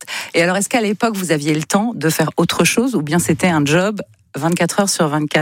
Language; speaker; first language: French; native; French